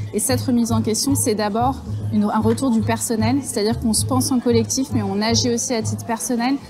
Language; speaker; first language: French; native; French